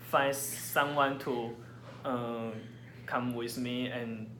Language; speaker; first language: English; non-native, learner; Chinese